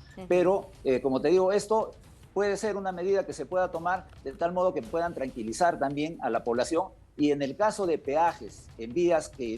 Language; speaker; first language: Spanish; native; Spanish